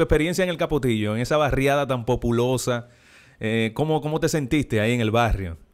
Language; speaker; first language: Spanish; native; Spanish